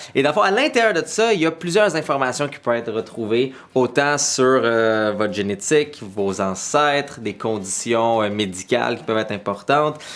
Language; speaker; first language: French; early bilingual, other home language; Arabic